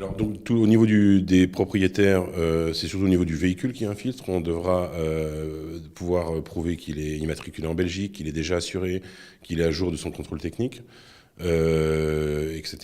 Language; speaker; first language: French; native; French